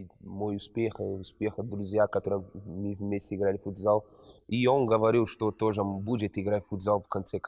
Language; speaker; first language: Russian; non-native, learner; Portuguese